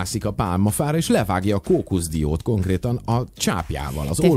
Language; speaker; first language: Hungarian; native; Hungarian